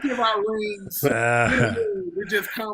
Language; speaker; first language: English; native; English